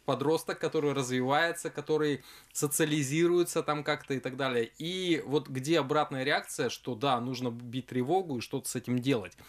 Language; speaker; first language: Russian; native; Russian